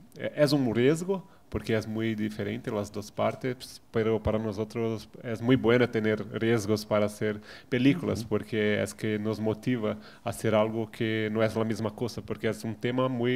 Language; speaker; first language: Spanish; non-native, fluent; Portuguese